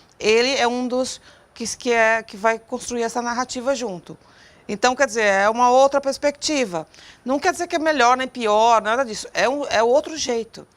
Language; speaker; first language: Portuguese; native; Portuguese